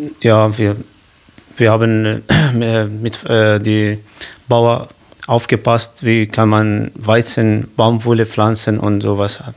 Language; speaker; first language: German; non-native, learner; Kurdish